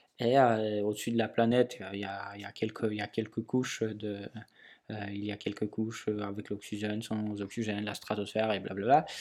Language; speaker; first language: French; non-native, fluent; Polish